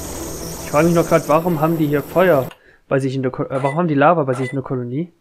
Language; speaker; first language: German; native; German